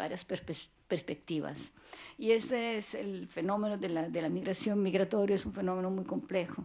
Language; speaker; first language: Spanish; non-native, fluent; Italian